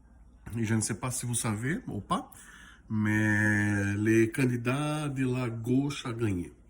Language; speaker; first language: French; non-native, fluent; Portuguese